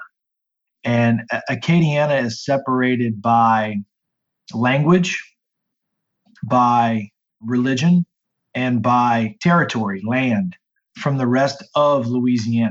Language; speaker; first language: English; native; English